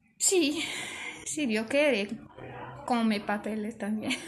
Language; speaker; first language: Spanish; non-native, learner; Arabic